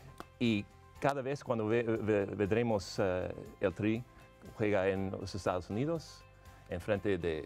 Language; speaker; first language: Spanish; non-native, fluent; English